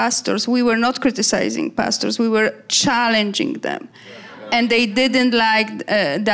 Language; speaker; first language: English; non-native, fluent; Polish